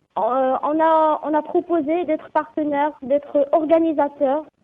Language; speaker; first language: French; non-native, local second language; Arabic